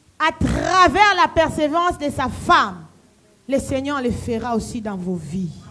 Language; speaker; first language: French; non-native, local second language; Lingala